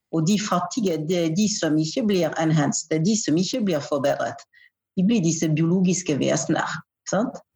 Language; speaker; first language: Norwegian; non-native, fluent; French